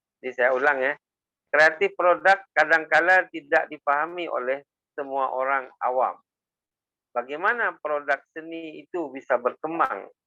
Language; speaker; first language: Malay; native; Malay